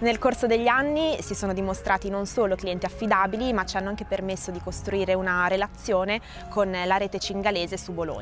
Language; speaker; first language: Italian; native; Italian